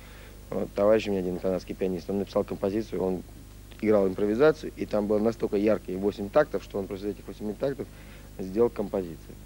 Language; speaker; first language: Russian; native; Russian